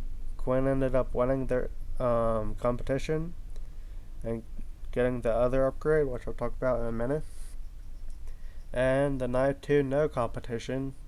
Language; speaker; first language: English; native; English